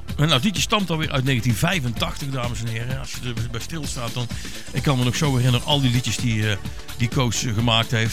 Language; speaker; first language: Dutch; native; Dutch